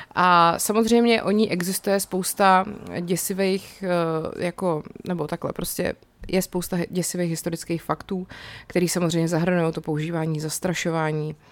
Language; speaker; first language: Czech; native; Czech